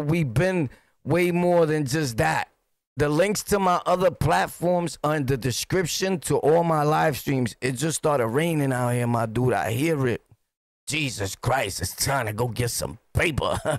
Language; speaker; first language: English; early bilingual, other home language; Spanish